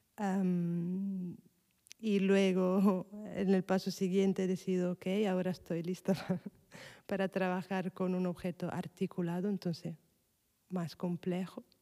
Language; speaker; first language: Spanish; non-native, fluent; Italian